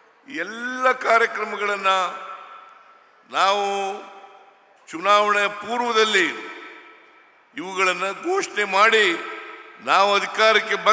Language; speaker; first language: Kannada; native; Kannada